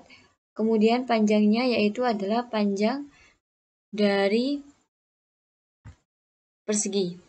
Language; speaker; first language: Indonesian; native; Indonesian